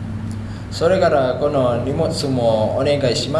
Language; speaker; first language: Japanese; non-native, learner; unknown